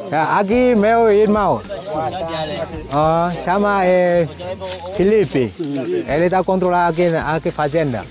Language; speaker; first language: Portuguese; non-native, learner; Vietnamese